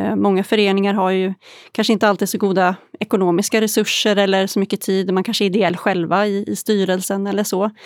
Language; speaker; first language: Swedish; native; Swedish